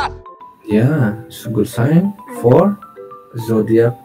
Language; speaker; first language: English; non-native, learner; Indonesian